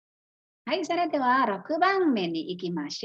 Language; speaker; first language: Japanese; non-native, fluent; Indonesian